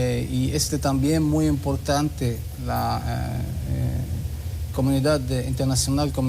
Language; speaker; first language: Spanish; non-native, learner; Hebrew